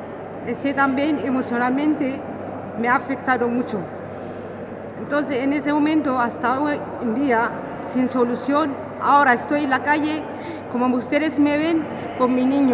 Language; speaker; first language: Spanish; non-native, learner; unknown